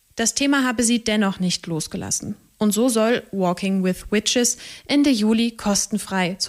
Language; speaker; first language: German; native; German